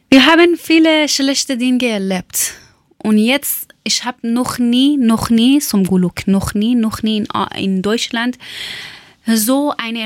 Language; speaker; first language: German; non-native, learner; Persian